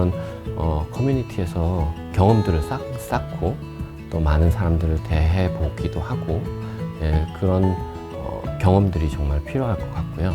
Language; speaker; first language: Korean; native; Korean